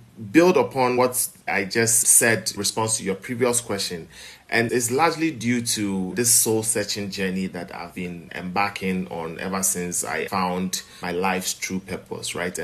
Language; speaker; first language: English; non-native, local second language; Ewe